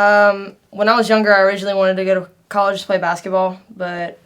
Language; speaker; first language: English; native; English